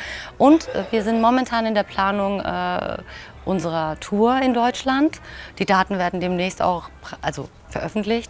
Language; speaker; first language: German; native; German